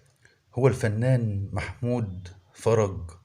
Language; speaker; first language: Arabic; native; Arabic